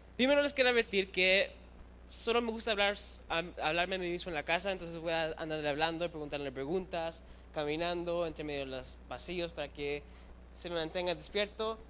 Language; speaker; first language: Spanish; early bilingual, heritage; Spanish